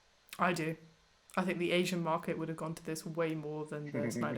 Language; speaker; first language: English; native; English